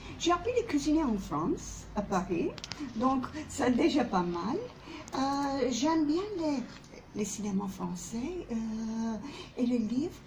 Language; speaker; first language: French; non-native, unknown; Turkish